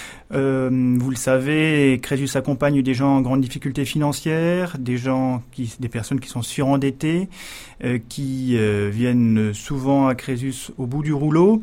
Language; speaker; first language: French; native; French